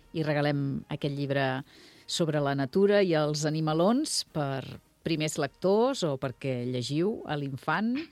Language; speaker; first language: Catalan; native; Catalan